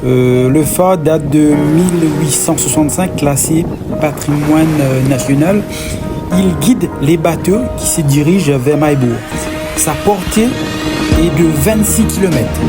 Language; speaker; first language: French; non-native, local second language; Morisyen